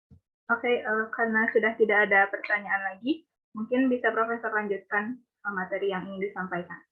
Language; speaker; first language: Indonesian; native; Indonesian